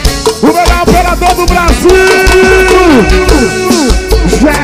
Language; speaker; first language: Portuguese; native; Portuguese